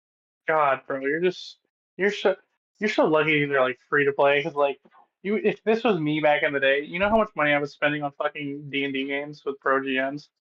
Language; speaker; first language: English; native; English